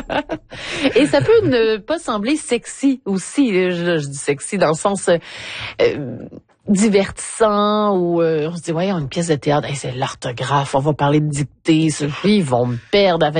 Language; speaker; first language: French; native; French